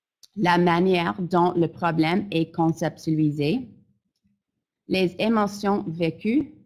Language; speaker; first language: French; non-native, fluent; English